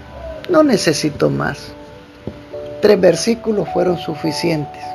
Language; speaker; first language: Spanish; native; Spanish